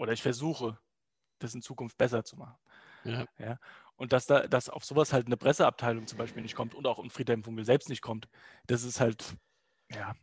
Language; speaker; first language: German; native; German